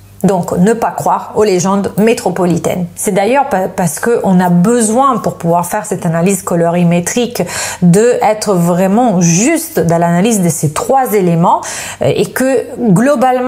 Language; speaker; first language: French; non-native, fluent; Italian